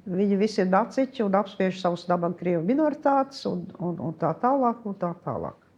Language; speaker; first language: Latvian; early bilingual, heritage; Latvian